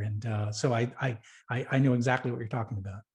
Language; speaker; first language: English; native; English